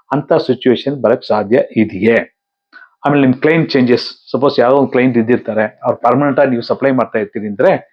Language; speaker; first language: Kannada; non-native, local second language; Tamil